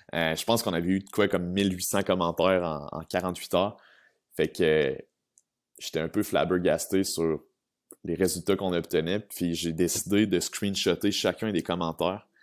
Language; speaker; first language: French; native; French